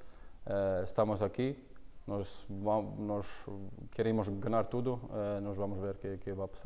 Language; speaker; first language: Portuguese; non-native, learner; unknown